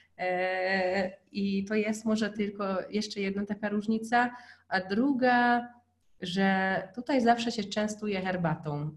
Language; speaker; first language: Polish; non-native, fluent; Hungarian